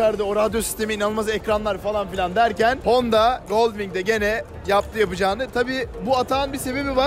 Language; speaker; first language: Turkish; native; Turkish